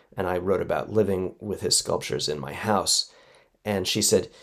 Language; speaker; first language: English; native; English